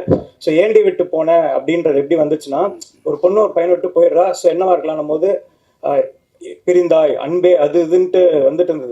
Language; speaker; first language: Tamil; native; Tamil